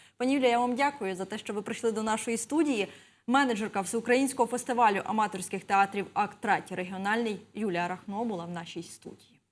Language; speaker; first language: Ukrainian; native; Ukrainian